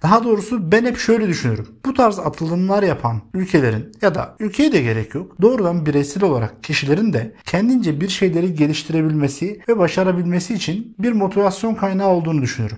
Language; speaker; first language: Turkish; native; Turkish